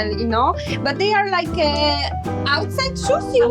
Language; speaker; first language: English; non-native, fluent; Polish